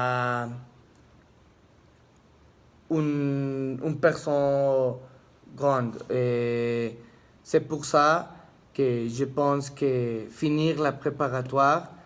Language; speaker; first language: French; non-native, learner; Spanish